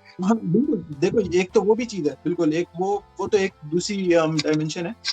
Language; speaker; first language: Urdu; native; Urdu